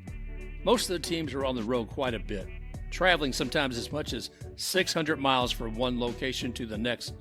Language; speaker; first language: English; native; English